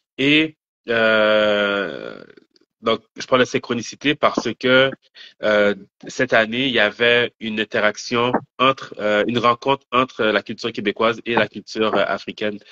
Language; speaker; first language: French; native; French